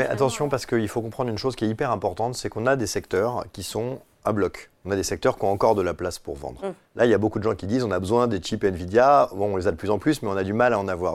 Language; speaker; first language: French; native; French